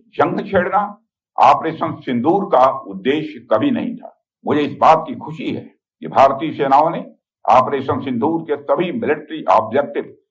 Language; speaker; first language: Hindi; native; Hindi